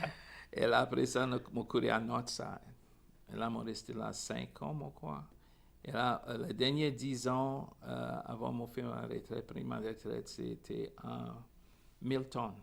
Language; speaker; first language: French; non-native, local second language; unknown